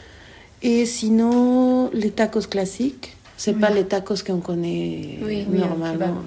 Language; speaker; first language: French; non-native, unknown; Spanish